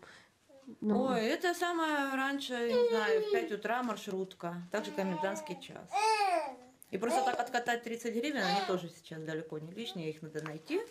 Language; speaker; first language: Russian; native; Russian